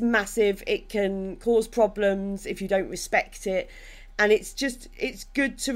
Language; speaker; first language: English; native; English